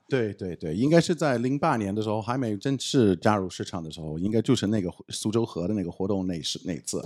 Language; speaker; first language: Chinese; non-native, fluent; English